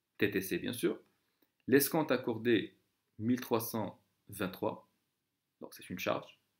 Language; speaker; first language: French; non-native, local second language; Arabic